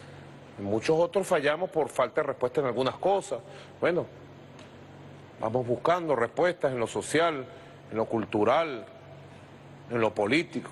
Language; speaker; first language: Spanish; native; Spanish